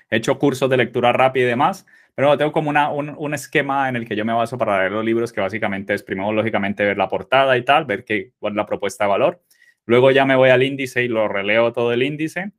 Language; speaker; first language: Spanish; native; Spanish